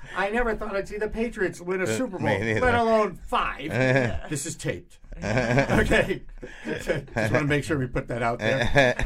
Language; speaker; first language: English; native; English